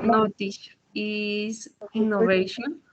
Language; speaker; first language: English; non-native, learner; Spanish